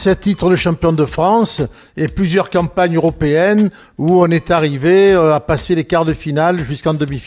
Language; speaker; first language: French; native; French